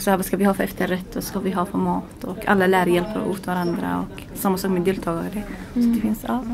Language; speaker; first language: Swedish; non-native, learner; Arabic